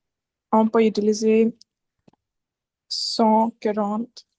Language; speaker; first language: French; non-native, learner; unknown